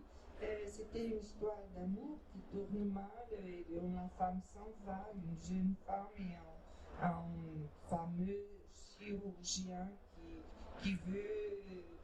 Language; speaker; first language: French; non-native, fluent; Portuguese